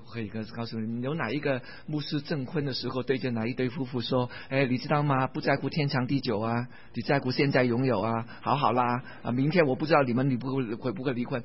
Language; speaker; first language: Chinese; non-native, local second language; Cantonese